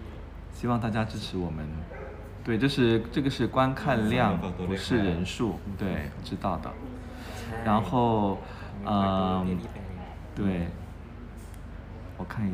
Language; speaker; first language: Chinese; non-native, fluent; Thai